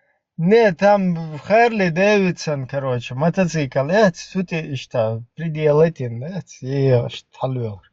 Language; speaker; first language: Russian; native; Russian